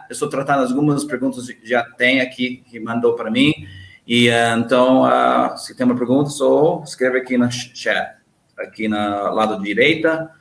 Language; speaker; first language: Portuguese; non-native, learner; English